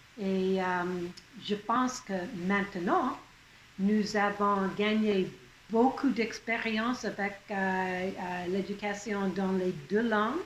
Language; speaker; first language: French; non-native, local second language; English